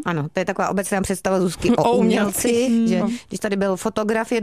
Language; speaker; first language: Czech; native; Czech